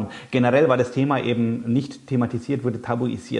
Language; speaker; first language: German; native; German